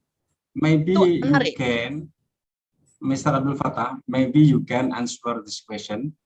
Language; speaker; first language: English; non-native, learner; Indonesian